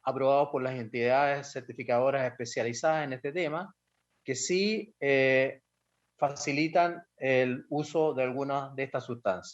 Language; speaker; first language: Spanish; native; Spanish